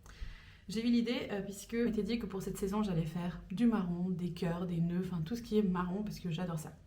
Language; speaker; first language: French; native; French